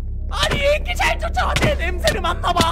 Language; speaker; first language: Korean; native; Korean